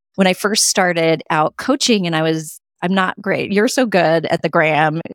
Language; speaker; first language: English; native; English